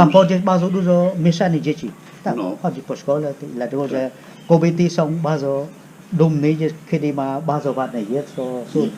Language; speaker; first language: Polish; non-native, fluent; Khmer